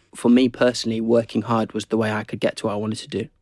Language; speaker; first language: English; native; English